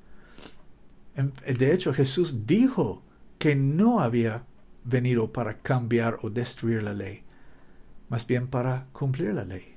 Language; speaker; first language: Spanish; non-native, learner; English